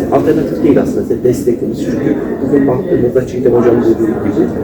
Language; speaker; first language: Turkish; native; Turkish